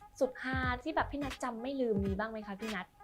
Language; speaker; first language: Thai; native; Thai